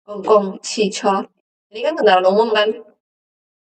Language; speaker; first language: Indonesian; native; Indonesian